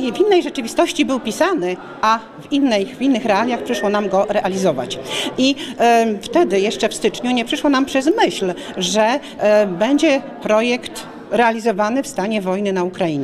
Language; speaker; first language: Polish; native; Polish